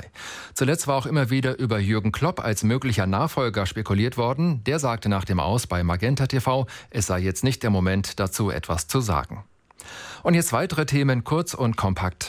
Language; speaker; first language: German; native; German